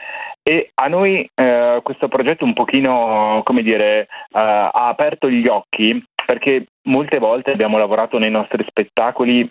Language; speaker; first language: Italian; native; Italian